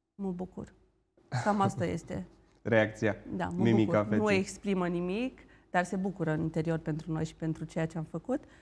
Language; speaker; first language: Romanian; native; Romanian